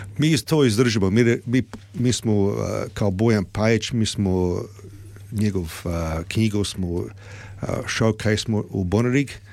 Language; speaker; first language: Serbian; early bilingual, heritage; Serbian